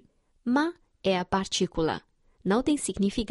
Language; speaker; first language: Portuguese; non-native, fluent; Chinese